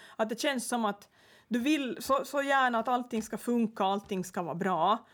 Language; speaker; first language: Swedish; native; Swedish